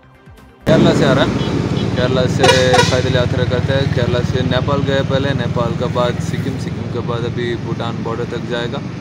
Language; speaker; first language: Hindi; non-native, local second language; Malayalam